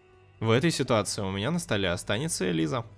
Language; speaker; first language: Russian; native; Russian